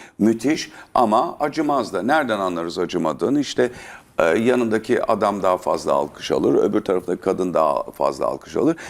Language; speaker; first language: Turkish; native; Turkish